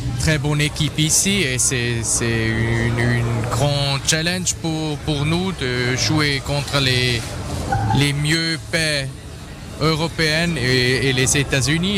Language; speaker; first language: French; non-native, local second language; German